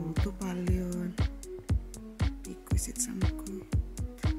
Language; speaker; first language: Finnish; non-native, learner; Filipino